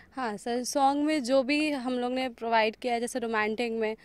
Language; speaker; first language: Hindi; native; Hindi